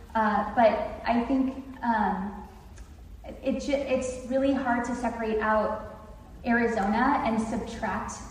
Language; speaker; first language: English; native; English